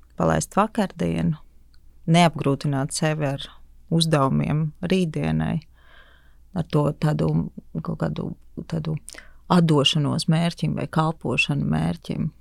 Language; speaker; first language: Latvian; native; Latvian